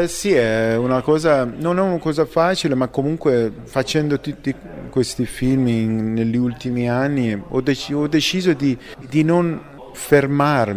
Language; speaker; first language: Italian; non-native, fluent; Persian